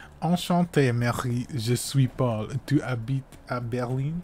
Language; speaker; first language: French; non-native, learner; English